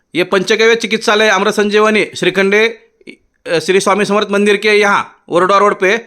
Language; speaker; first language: Hindi; non-native, local second language; Marathi